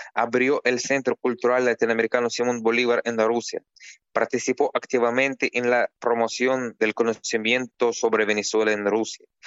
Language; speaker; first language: Spanish; non-native, fluent; Russian